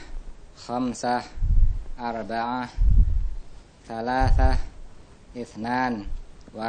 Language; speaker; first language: Arabic; non-native, learner; Indonesian